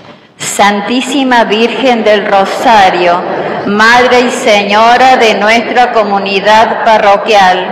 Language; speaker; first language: Spanish; native; Spanish